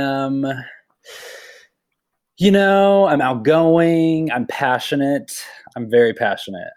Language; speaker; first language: English; native; English